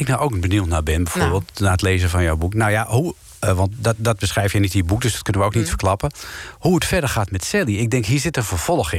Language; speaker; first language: Dutch; native; Dutch